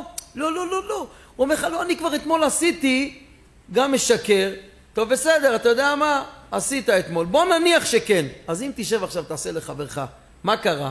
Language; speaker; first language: Hebrew; native; Hebrew